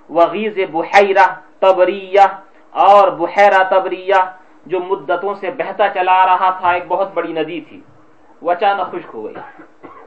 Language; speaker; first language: Urdu; native; Urdu